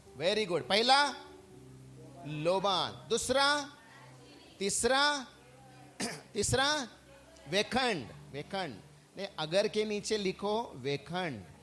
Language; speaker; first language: Hindi; non-native, local second language; Marathi